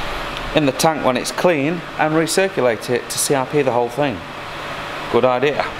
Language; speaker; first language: English; native; English